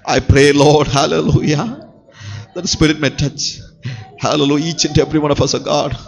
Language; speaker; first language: English; non-native, local second language; Malayalam